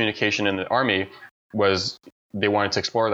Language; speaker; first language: English; native; English